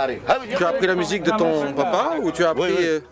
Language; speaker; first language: French; native; French